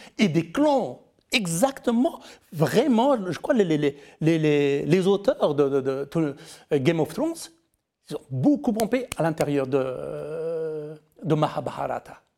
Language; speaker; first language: French; non-native, fluent; Persian